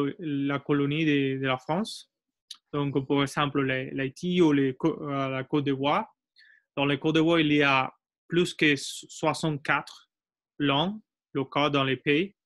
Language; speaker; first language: French; non-native, learner; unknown